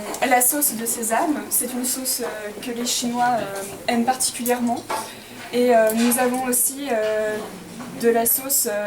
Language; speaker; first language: French; non-native, fluent; Chinese